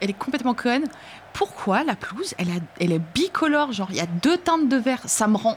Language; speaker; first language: French; native; French